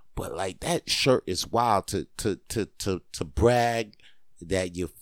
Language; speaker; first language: English; native; English